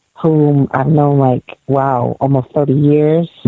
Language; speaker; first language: English; native; English